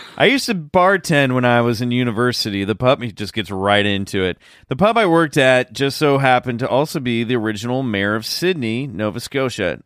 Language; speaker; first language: English; native; English